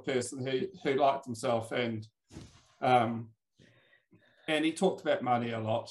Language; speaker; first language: English; native; English